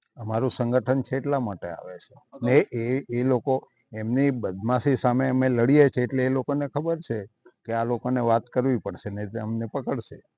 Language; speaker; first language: Gujarati; non-native, local second language; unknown